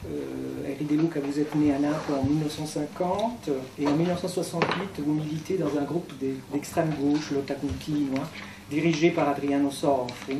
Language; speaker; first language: French; native; French